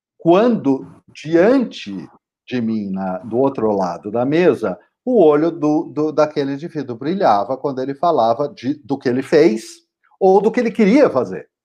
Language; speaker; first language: Portuguese; native; Portuguese